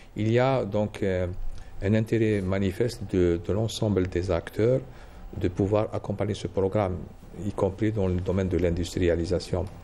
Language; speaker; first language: French; non-native, local second language; Arabic